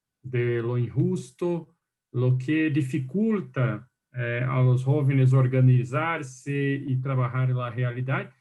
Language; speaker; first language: Spanish; non-native, fluent; Portuguese